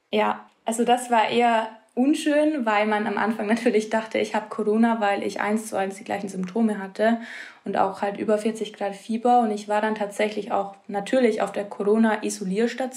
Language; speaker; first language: German; native; German